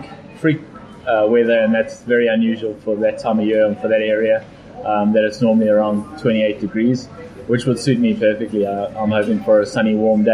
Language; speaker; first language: English; native; English